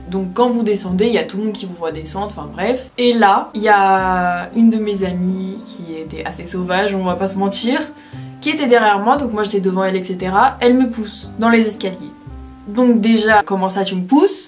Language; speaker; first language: French; native; French